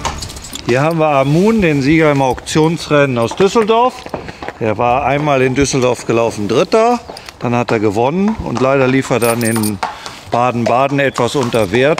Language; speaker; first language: German; native; German